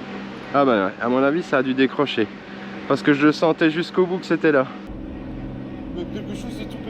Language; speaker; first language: French; native; French